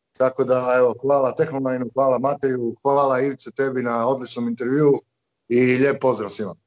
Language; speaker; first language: Croatian; native; Croatian